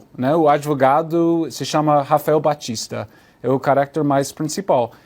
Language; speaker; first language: Portuguese; non-native, learner; English